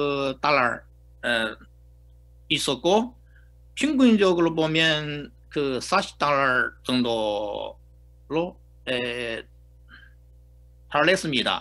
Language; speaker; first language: Korean; non-native, fluent; Chinese